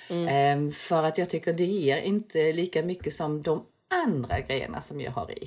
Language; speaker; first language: Swedish; early bilingual, other home language; Korean